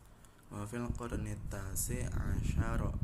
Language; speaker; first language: Arabic; non-native, learner; Indonesian